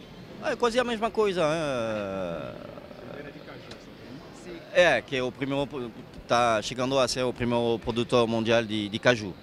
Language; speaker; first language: Portuguese; non-native, fluent; French